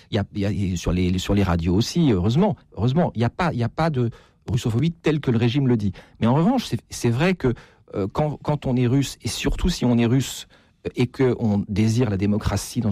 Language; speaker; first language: French; native; French